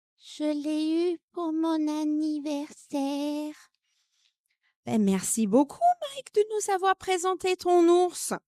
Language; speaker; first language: French; non-native, fluent; English